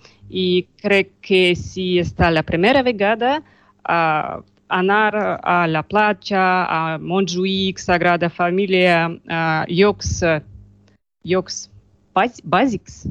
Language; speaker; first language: Catalan; non-native, learner; Russian